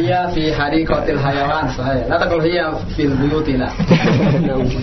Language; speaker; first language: Arabic; non-native, fluent; Indonesian